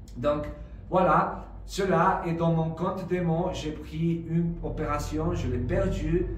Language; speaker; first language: French; non-native, fluent; Spanish